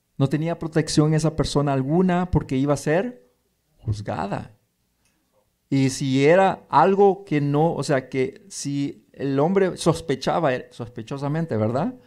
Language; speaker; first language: Spanish; early bilingual, heritage; Spanish